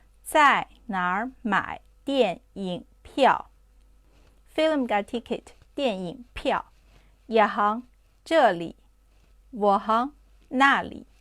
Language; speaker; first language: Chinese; non-native, fluent; Urdu